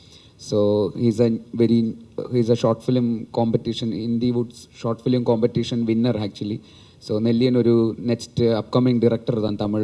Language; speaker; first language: Tamil; non-native, learner; Malayalam